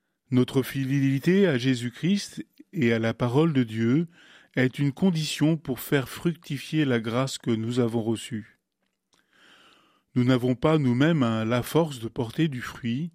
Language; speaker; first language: French; native; French